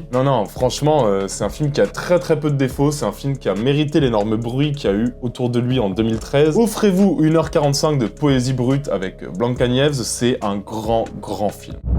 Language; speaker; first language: French; native; French